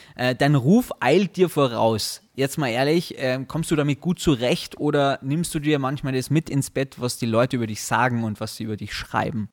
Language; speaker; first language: German; native; German